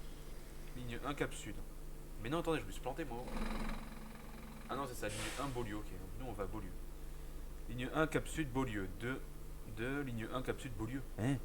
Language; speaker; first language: French; native; French